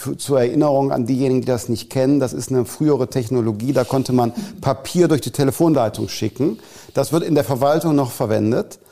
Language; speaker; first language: German; native; German